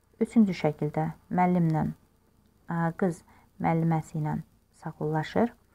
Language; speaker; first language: Azerbaijani; non-native, local second language; Russian